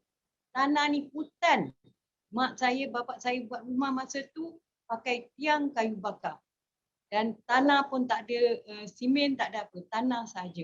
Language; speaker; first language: Malay; native; Malay